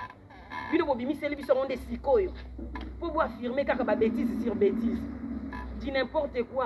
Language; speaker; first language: French; non-native, local second language; Lingala